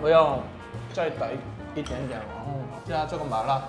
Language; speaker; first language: Chinese; non-native, fluent; Korean